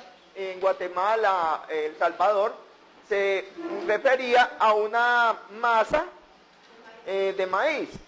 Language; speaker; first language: Spanish; native; Spanish